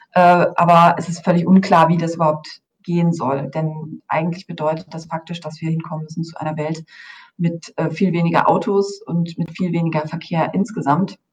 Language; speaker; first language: German; native; German